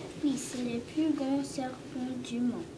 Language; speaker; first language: French; non-native, learner; English